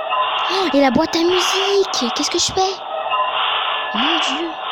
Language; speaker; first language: French; native; French